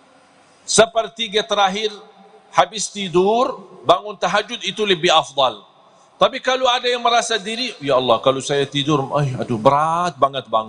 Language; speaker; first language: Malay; non-native, fluent; Arabic